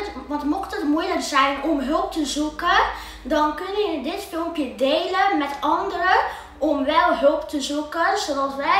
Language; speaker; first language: Dutch; early bilingual, other home language; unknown